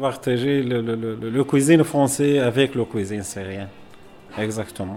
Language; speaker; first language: French; non-native, learner; Arabic